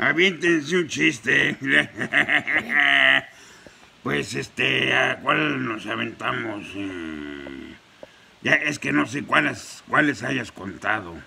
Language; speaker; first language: Spanish; native; Spanish